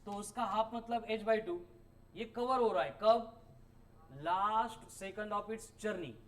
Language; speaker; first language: Hindi; non-native, local second language; Marathi